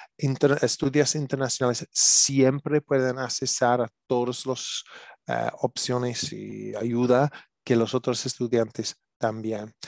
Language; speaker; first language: Spanish; non-native, learner; English